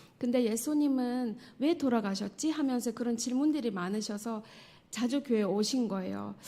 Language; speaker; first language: Korean; non-native, fluent; Tajik